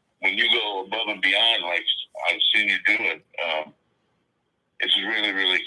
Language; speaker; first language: English; native; English